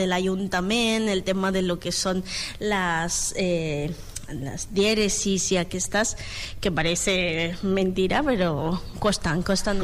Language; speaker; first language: Catalan; non-native, learner; Spanish